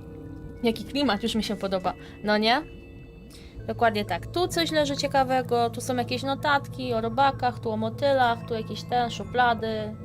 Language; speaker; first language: Polish; native; Polish